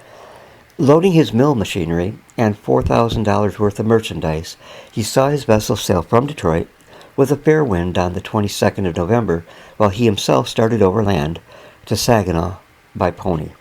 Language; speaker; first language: English; native; English